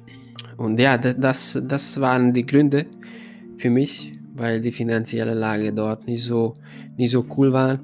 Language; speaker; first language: German; non-native, fluent; Hungarian